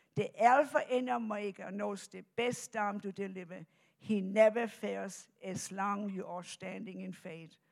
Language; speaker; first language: English; non-native, fluent; German